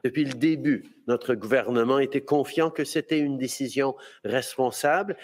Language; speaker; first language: French; early bilingual, heritage; French